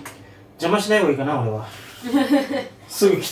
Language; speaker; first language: Japanese; native; Japanese